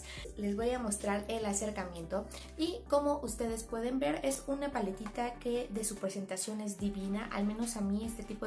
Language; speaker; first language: Spanish; native; Spanish